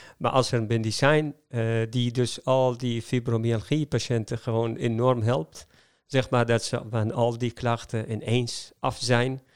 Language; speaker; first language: Dutch; non-native, fluent; Arabic